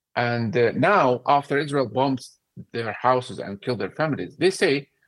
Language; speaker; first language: English; non-native, fluent; Arabic